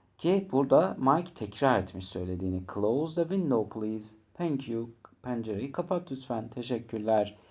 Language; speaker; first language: Turkish; native; Turkish